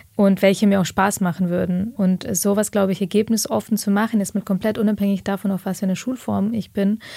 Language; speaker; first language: German; early bilingual, other home language; Russian